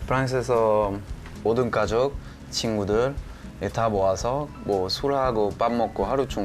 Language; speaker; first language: Korean; non-native, local second language; French